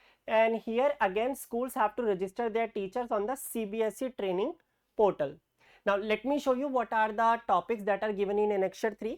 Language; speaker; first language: English; non-native, local second language; Hindi